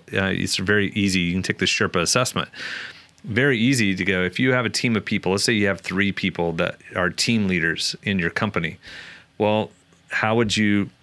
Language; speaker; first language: English; native; English